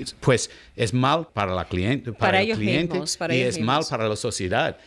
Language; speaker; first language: Spanish; non-native, learner; English